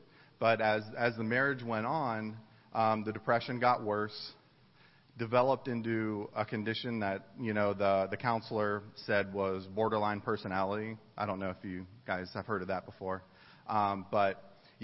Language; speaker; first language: English; native; English